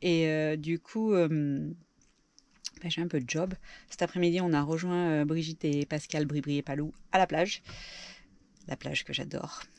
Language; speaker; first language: French; native; French